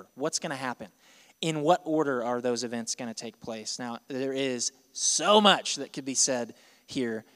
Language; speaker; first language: English; native; English